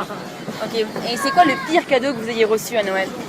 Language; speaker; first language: French; native; French